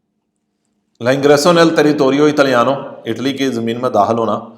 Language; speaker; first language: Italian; non-native, fluent; Urdu